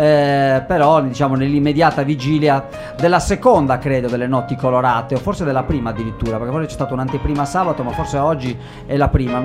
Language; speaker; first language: Italian; native; Italian